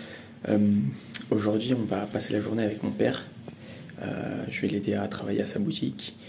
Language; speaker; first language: French; native; French